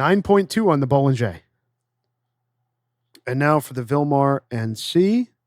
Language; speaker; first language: English; native; English